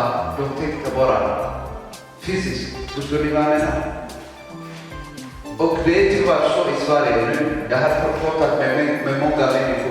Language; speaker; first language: Swedish; non-native, fluent; Tigrinya